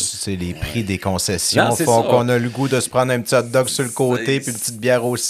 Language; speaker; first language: French; native; French